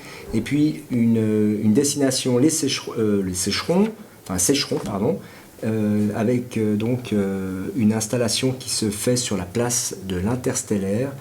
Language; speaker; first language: French; native; French